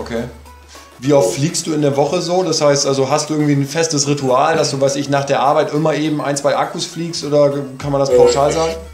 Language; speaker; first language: German; native; German